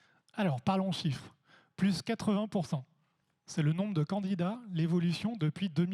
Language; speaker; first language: French; native; French